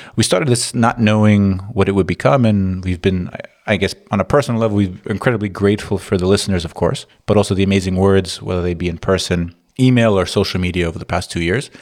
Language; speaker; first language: English; native; English